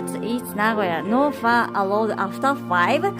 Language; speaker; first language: English; non-native, learner; Japanese